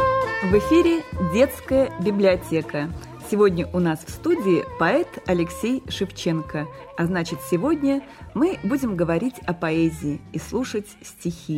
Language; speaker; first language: Russian; native; Russian